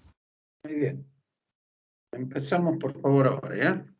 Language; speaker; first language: Spanish; native; Spanish